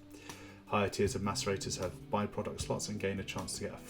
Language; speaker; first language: English; native; English